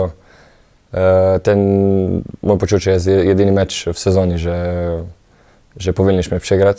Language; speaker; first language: Polish; non-native, fluent; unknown